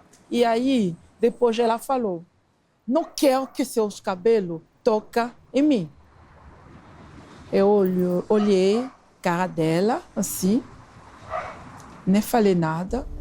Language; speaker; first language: Portuguese; non-native, fluent; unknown